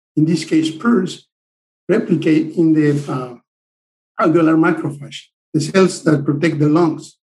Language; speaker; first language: English; non-native, fluent; Spanish